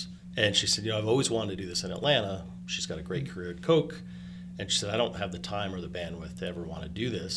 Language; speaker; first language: English; native; English